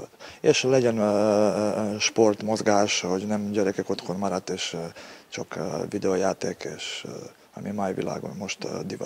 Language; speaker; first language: Hungarian; non-native, learner; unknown